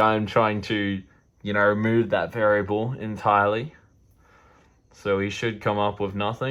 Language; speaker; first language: English; native; English